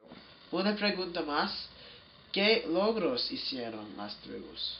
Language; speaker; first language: Spanish; non-native, learner; English